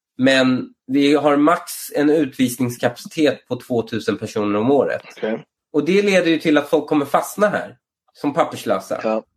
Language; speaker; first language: Swedish; early bilingual, other home language; Persian